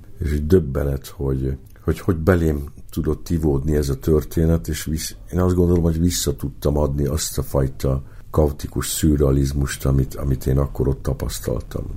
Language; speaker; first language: Hungarian; native; Hungarian